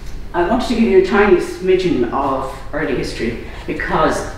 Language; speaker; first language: English; native; English